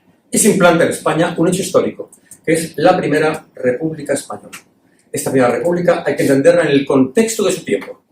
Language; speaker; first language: Spanish; native; Spanish